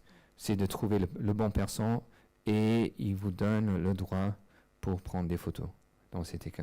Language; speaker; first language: French; non-native, fluent; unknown